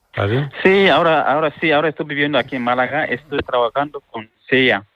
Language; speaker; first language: Spanish; non-native, learner; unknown